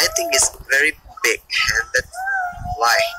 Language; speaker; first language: English; non-native, learner; Thai